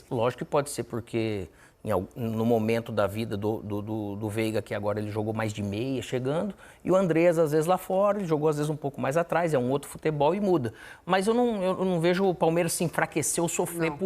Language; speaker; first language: Portuguese; native; Portuguese